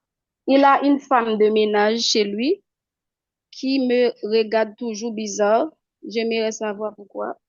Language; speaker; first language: French; non-native, local second language; Haitian Creole